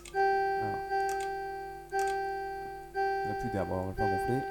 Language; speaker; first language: French; native; French